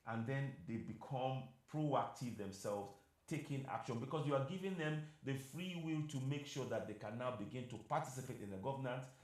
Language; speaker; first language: English; non-native, local second language; Yoruba